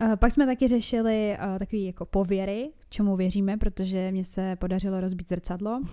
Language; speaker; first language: Czech; native; Czech